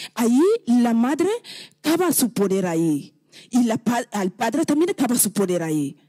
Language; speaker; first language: Spanish; non-native, learner; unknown